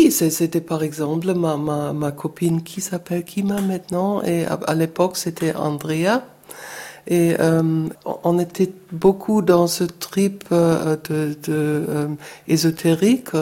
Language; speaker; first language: French; non-native, fluent; German